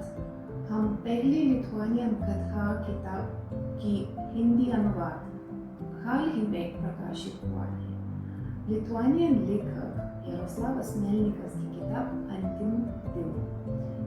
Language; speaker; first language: Hindi; non-native, fluent; Lithuanian